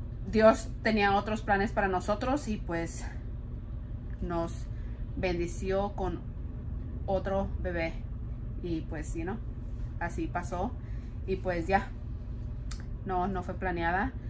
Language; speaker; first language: Spanish; early bilingual, heritage; Spanish